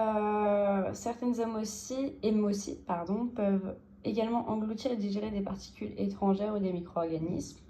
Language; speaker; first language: French; native; French